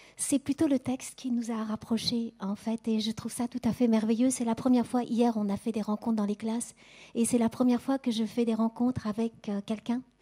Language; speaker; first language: French; native; French